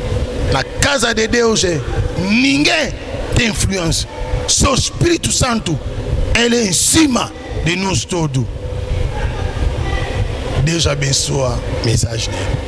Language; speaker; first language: Portuguese; non-native, learner; Lingala